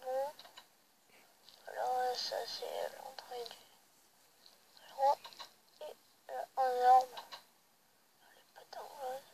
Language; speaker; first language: French; early bilingual, other home language; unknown